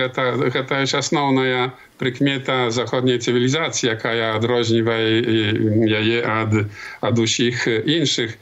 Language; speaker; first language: Polish; non-native, local second language; Belarusian